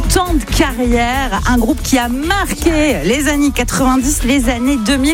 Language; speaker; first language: French; native; French